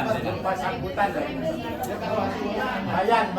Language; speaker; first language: Indonesian; native; Indonesian